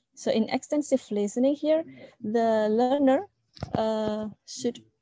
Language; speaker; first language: English; non-native, fluent; Indonesian